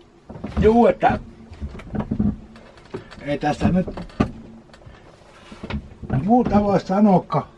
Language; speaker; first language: Finnish; native; Finnish